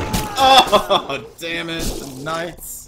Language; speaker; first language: English; native; English